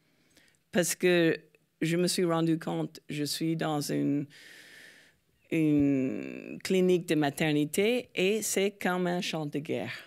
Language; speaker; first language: French; non-native, fluent; English